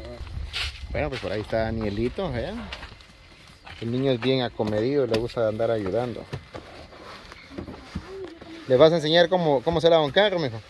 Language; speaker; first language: Spanish; native; Spanish